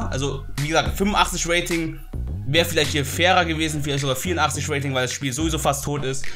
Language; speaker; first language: German; native; German